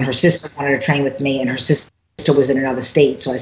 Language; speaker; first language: English; native; English